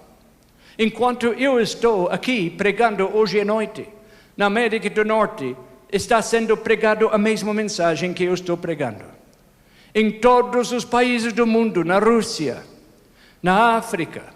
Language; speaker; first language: Portuguese; non-native, fluent; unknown